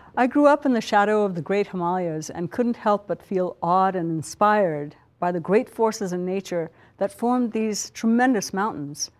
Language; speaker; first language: English; non-native, local second language; Punjabi